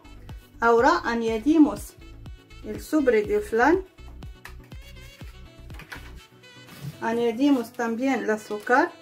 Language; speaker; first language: Spanish; non-native, fluent; Arabic